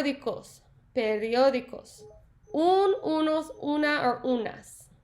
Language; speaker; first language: Spanish; non-native, learner; English